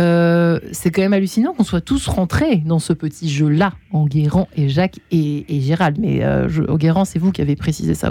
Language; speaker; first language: French; native; French